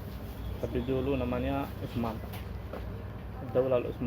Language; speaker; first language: Indonesian; non-native, learner; Arabic